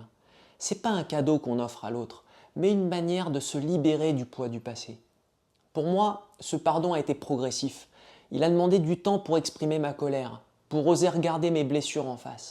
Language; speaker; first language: French; native; French